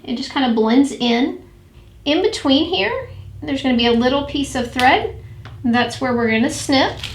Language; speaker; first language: English; native; English